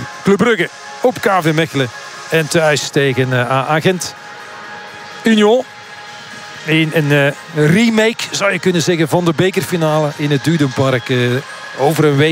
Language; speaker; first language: Dutch; native; Dutch